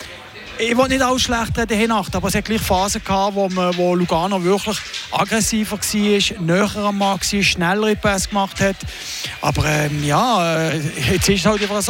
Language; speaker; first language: German; native; German